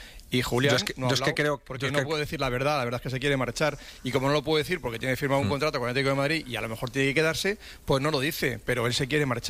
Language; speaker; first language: Spanish; native; Spanish